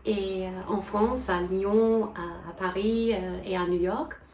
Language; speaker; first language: French; non-native, fluent; English